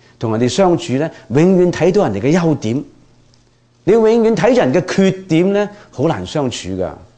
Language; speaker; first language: Chinese; non-native, local second language; Cantonese